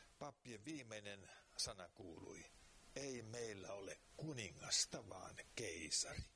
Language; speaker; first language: Finnish; native; Finnish